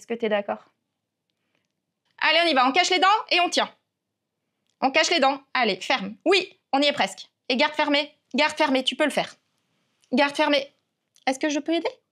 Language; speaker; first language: French; native; French